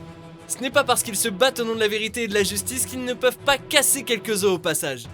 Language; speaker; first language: French; native; French